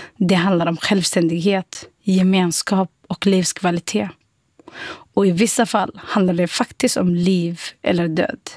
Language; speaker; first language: Swedish; non-native, fluent; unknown